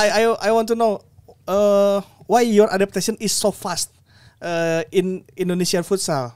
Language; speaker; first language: English; non-native, learner; Indonesian